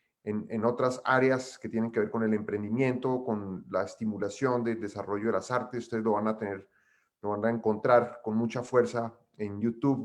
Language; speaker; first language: Spanish; native; Spanish